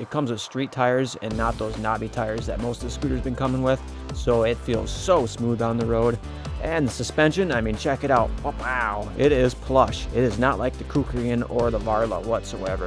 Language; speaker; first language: English; native; English